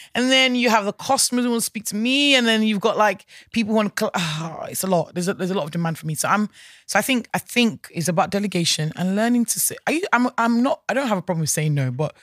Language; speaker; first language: English; non-native, local second language; Yoruba